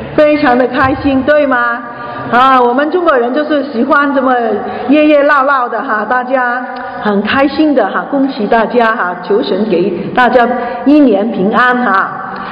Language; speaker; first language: Chinese; non-native, local second language; Cantonese